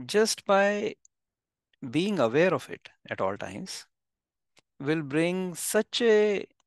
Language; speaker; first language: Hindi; non-native, local second language; Marathi